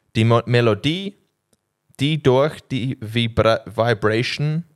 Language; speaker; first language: German; non-native, learner; English